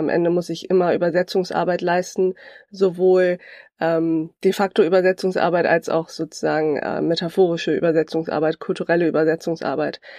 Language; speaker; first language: German; early bilingual, other home language; Turkish